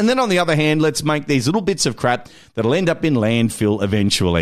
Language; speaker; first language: English; native; English